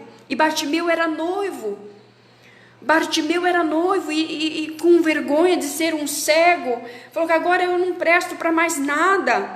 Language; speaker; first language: Portuguese; native; Portuguese